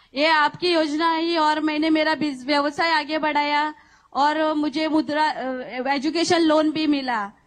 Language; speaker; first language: Hindi; non-native, local second language; Marathi